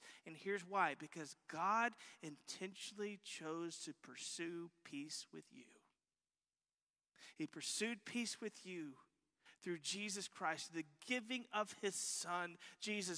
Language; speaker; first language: English; native; English